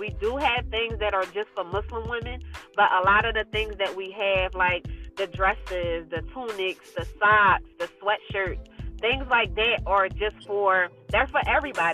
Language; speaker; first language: English; native; English